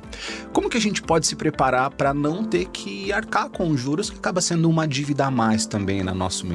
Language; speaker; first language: Portuguese; native; Portuguese